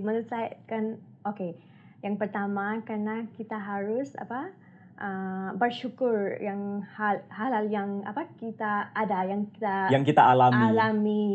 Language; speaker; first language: Indonesian; non-native, learner; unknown